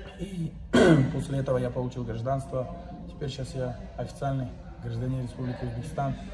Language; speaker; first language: Russian; non-native, local second language; Uzbek